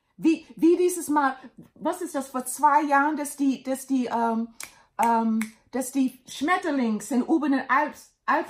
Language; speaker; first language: German; non-native, learner; English